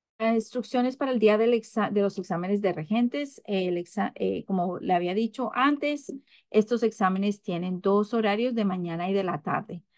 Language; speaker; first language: Spanish; early bilingual, heritage; English